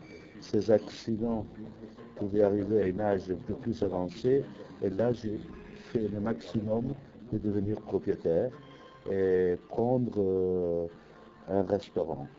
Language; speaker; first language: French; non-native, fluent; Italian